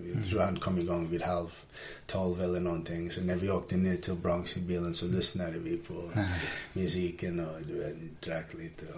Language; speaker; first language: Swedish; early bilingual, heritage; Swedish